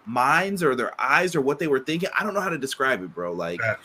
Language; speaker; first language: English; native; English